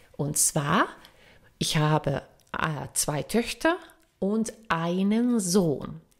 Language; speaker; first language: German; non-native, fluent; Finnish